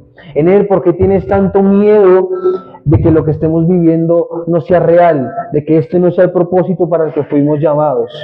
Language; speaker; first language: Spanish; native; Spanish